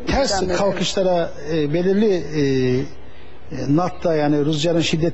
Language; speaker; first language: Turkish; native; Turkish